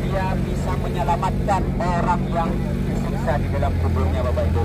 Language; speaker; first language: Indonesian; native; Indonesian